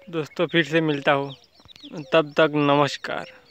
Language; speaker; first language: Hindi; non-native, local second language; Gujarati